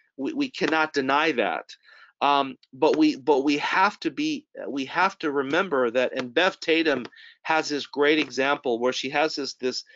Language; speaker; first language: English; native; English